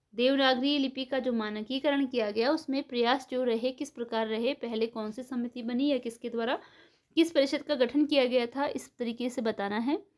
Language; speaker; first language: Hindi; native; Hindi